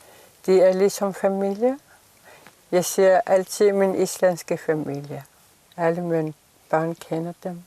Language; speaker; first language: Danish; non-native, local second language; Kalaallisut